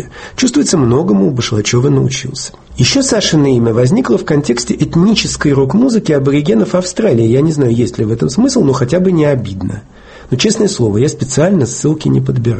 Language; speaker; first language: Russian; native; Russian